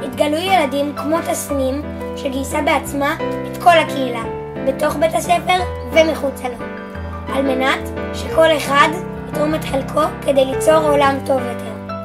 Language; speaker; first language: Hebrew; native; Hebrew